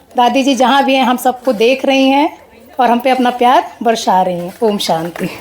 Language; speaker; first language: Hindi; native; Hindi